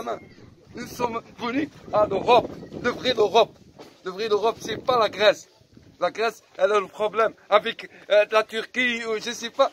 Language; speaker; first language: French; non-native, fluent; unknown